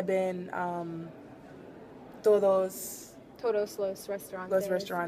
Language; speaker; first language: Spanish; non-native, learner; English